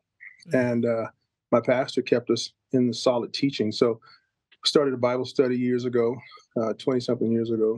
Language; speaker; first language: English; native; English